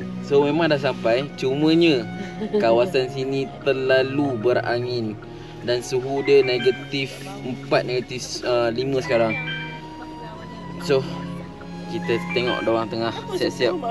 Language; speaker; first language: Malay; native; Malay